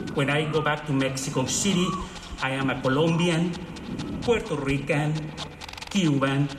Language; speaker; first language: English; non-native, fluent; Spanish